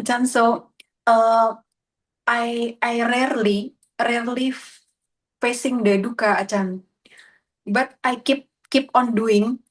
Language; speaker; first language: English; non-native, learner; Indonesian